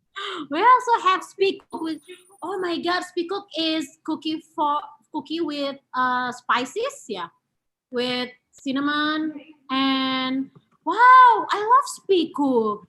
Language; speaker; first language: English; non-native, fluent; Indonesian